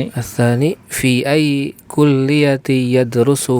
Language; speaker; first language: Arabic; non-native, learner; Indonesian